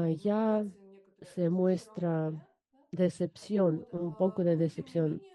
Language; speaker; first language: Spanish; non-native, fluent; Russian